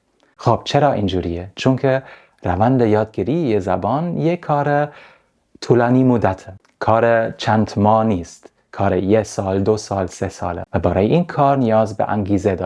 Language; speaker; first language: Persian; non-native, fluent; German